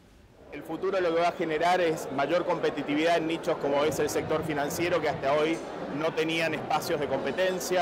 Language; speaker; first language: Spanish; native; Spanish